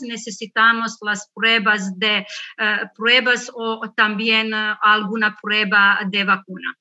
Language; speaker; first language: Spanish; non-native, learner; Croatian